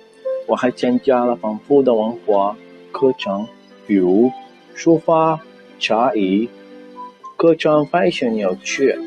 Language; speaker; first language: Chinese; non-native, learner; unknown